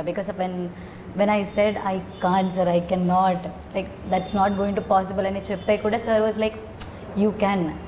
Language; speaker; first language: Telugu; non-native, learner; Malayalam